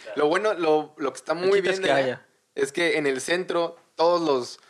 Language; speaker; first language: Spanish; native; Spanish